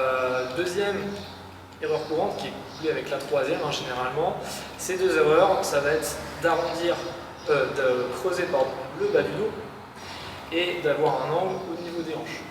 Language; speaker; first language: French; native; French